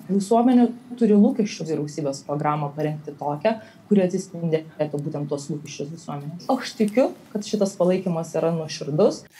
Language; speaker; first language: Lithuanian; non-native, local second language; Polish